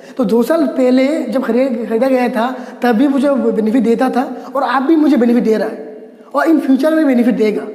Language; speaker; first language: Hindi; non-native, local second language; Bangla